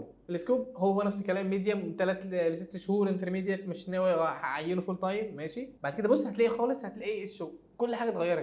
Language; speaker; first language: Arabic; native; Arabic